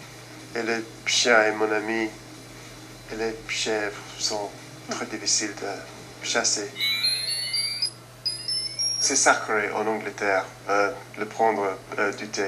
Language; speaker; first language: French; non-native, fluent; English